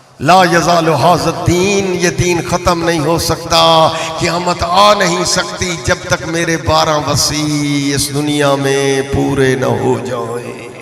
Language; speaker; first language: Urdu; non-native, local second language; Punjabi